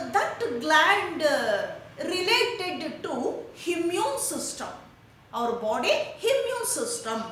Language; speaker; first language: English; non-native, local second language; Kannada